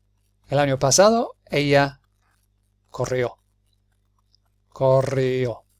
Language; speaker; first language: Spanish; non-native, fluent; English